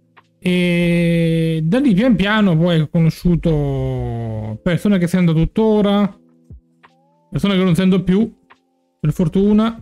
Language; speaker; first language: Italian; native; Italian